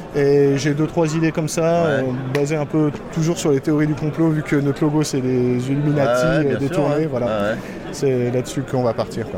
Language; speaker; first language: French; native; French